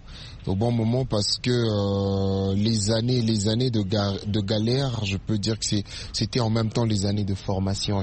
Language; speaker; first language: French; non-native, local second language; Swahili